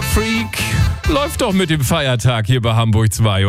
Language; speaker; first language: German; native; German